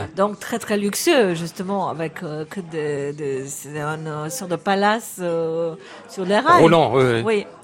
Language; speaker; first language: French; non-native, fluent; Romanian